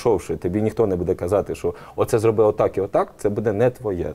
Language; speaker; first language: Ukrainian; native; Ukrainian